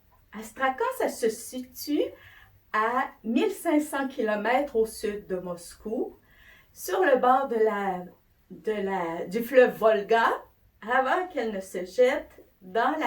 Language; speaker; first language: French; native; French